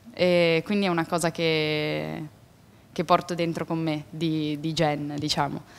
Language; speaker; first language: Italian; native; Italian